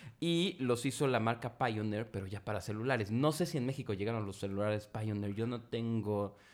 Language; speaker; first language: Spanish; native; Spanish